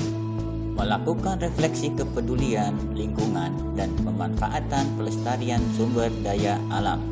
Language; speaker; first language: Indonesian; native; Indonesian